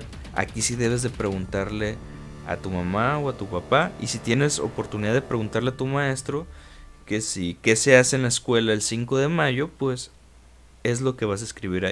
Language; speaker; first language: Spanish; native; Spanish